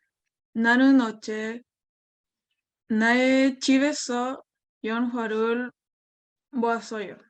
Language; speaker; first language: Korean; non-native, learner; Spanish